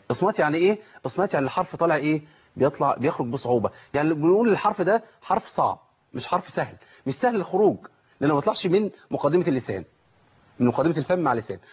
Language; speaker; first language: Arabic; native; Arabic